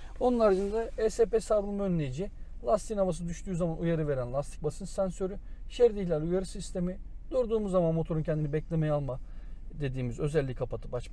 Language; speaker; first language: Turkish; native; Turkish